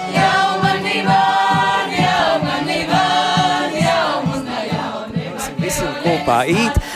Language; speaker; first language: Latvian; native; Latvian